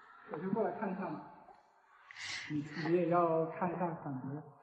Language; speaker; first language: Chinese; native; Chinese